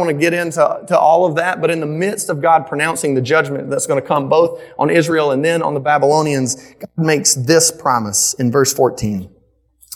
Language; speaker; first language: English; native; English